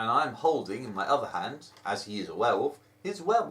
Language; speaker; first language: English; native; English